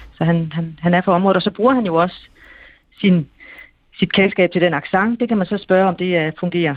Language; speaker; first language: Danish; native; Danish